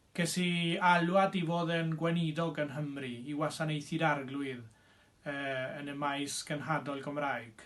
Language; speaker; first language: Welsh; early bilingual, heritage; Spanish